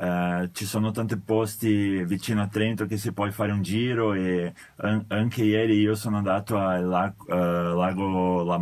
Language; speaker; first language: Italian; non-native, fluent; Portuguese